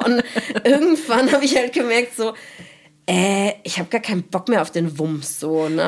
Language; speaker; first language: German; native; German